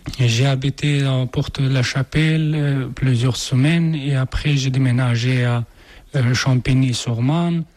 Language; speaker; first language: French; non-native, learner; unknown